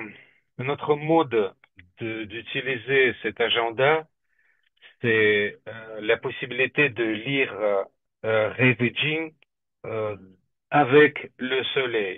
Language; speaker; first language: French; non-native, fluent; Russian